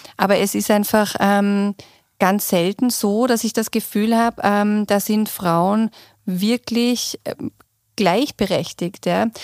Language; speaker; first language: German; native; German